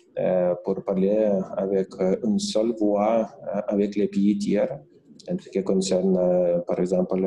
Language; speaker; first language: French; non-native, fluent; Lithuanian